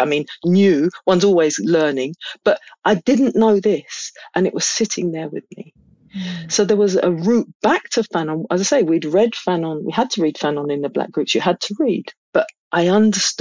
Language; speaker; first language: English; native; English